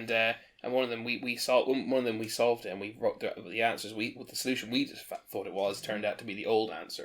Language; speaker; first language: English; native; English